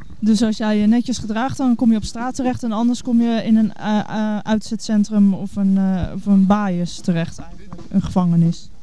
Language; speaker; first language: Dutch; native; Dutch